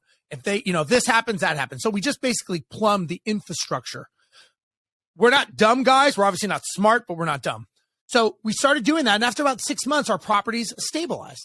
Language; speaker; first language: English; native; English